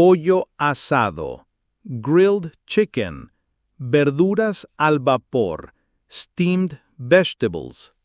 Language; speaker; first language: Spanish; non-native, fluent; English